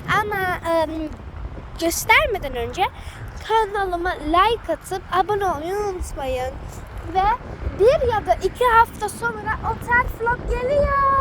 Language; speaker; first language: Turkish; early bilingual, heritage; Turkish